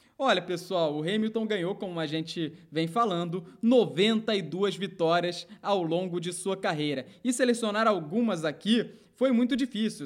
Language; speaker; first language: Portuguese; native; Portuguese